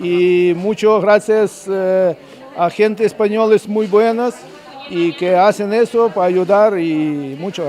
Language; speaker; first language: Spanish; non-native, learner; Ukrainian